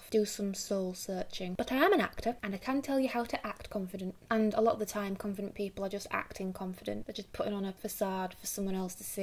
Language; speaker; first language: English; native; English